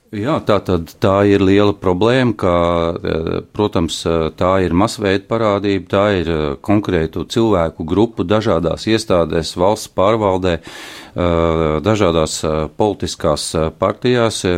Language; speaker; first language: Latvian; native; Latvian